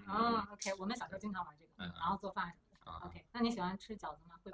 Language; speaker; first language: Chinese; native; Chinese